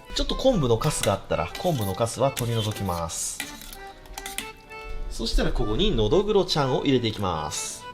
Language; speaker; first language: Japanese; native; Japanese